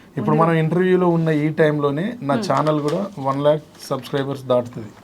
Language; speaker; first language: Telugu; native; Telugu